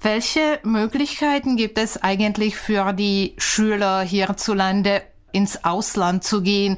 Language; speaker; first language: German; non-native, fluent; Czech